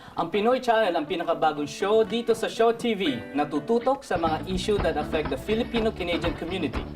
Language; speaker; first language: Filipino; native; Filipino